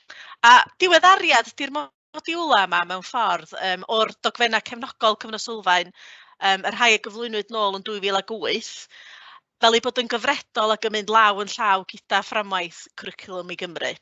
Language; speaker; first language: Welsh; native; Welsh